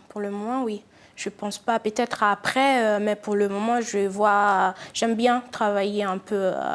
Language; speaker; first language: French; non-native, fluent; Italian